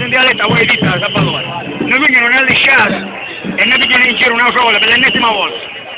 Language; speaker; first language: Italian; native; Italian